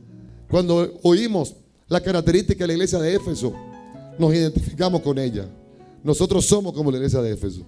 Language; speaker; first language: Spanish; native; Spanish